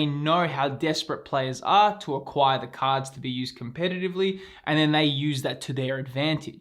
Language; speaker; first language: English; native; English